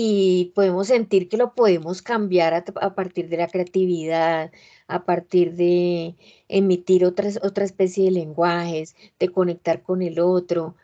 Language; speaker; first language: Spanish; native; Spanish